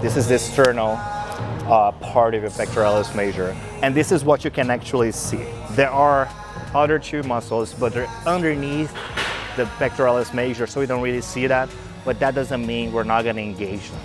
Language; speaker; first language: English; non-native, fluent; Portuguese